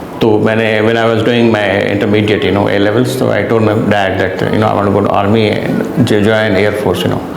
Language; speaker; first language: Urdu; non-native, local second language; Sindhi